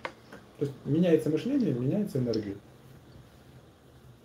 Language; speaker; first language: Russian; native; Russian